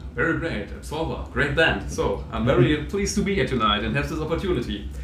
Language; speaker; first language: English; non-native, fluent; German